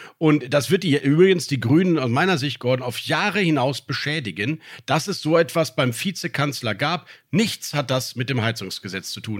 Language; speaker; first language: German; native; German